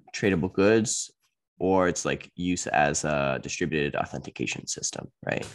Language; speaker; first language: English; native; English